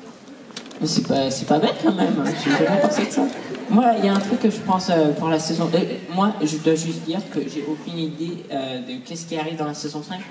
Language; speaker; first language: French; early bilingual, heritage; English